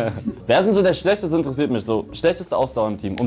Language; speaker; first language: German; native; German